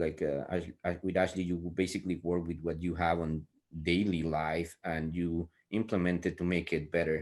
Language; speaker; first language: English; non-native, fluent; Spanish